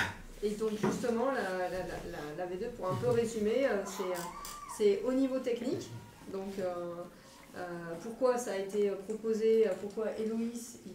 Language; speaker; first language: French; native; French